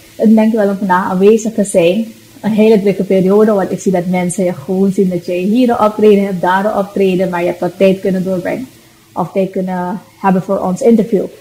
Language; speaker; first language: Dutch; native; Dutch